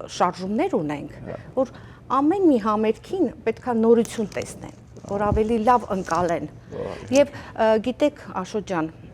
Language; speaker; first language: Armenian; native; Armenian